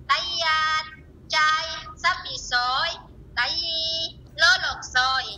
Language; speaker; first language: Chinese; non-native, learner; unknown